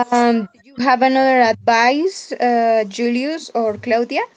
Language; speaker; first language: English; non-native, fluent; Spanish